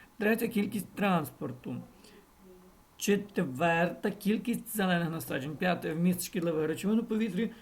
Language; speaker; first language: Ukrainian; non-native, local second language; Russian